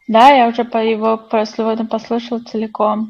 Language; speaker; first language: Russian; non-native, fluent; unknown